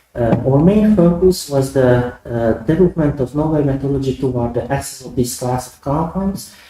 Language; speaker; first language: English; non-native, fluent; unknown